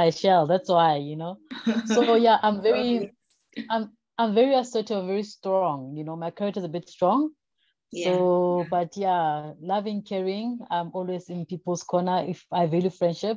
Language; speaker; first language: English; non-native, local second language; Southern Sotho